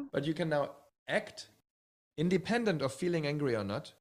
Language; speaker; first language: English; early bilingual, other home language; Czech